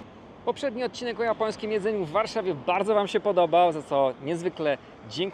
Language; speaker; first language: Polish; native; Polish